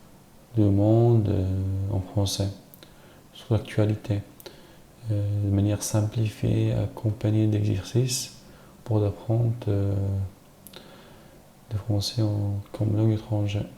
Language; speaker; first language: French; non-native, learner; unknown